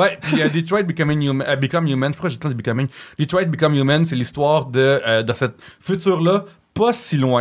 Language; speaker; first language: French; native; French